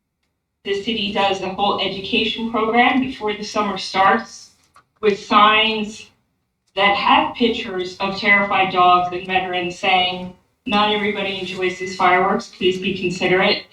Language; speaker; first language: English; native; English